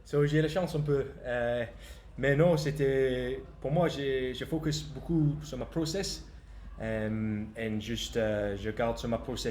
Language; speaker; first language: French; non-native, learner; English